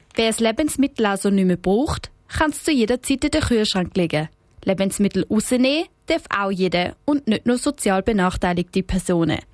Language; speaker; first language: German; native; German